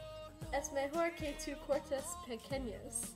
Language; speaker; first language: Spanish; non-native, learner; English